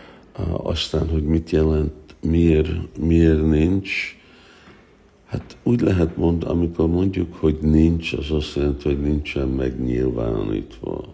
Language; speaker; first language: Hungarian; early bilingual, heritage; Hungarian